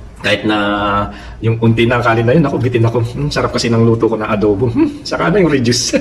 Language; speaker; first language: Filipino; non-native, local second language; Pampanga